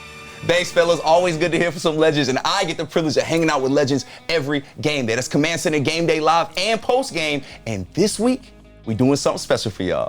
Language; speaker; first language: English; native; English